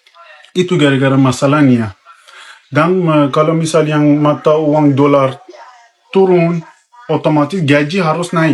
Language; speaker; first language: Indonesian; non-native, fluent; Persian